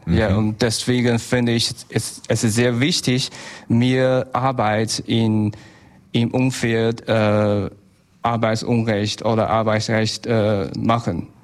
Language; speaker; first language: German; non-native, learner; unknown